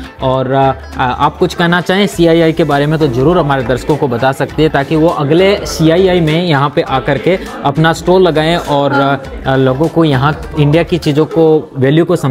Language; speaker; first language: Hindi; native; Hindi